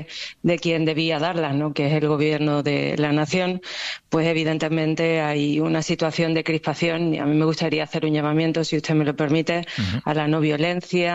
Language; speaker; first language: Spanish; native; Spanish